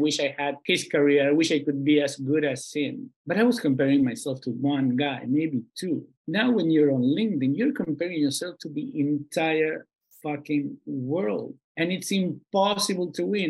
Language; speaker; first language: English; non-native, fluent; Spanish